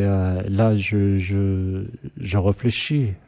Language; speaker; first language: French; non-native, learner; Arabic